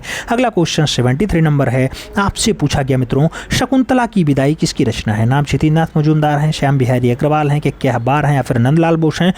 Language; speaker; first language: Hindi; native; Hindi